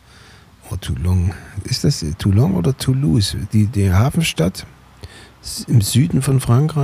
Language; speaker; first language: German; native; German